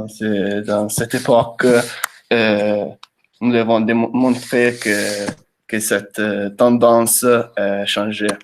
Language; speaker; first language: French; non-native, fluent; Italian